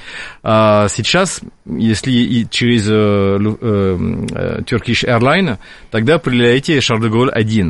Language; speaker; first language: Russian; non-native, fluent; French